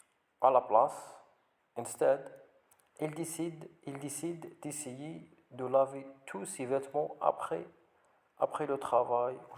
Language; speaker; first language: French; non-native, learner; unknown